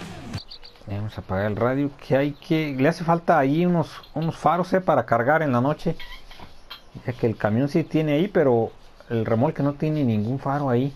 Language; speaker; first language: Spanish; native; Spanish